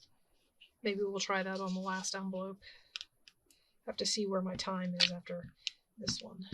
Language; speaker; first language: English; native; English